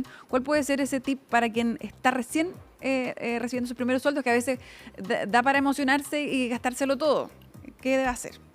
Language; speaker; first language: Spanish; native; Spanish